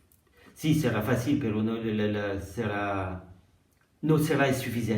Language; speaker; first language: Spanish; non-native, learner; French